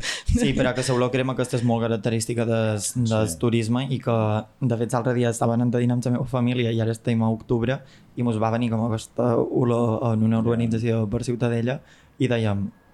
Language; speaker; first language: Catalan; native; Catalan